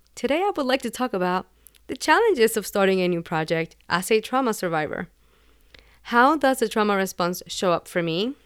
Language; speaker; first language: English; non-native, fluent; Spanish